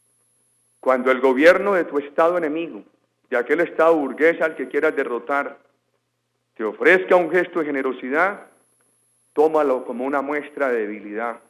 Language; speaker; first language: Spanish; native; Spanish